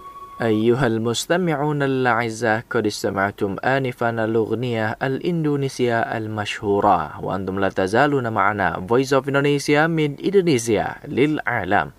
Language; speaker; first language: Arabic; non-native, fluent; Indonesian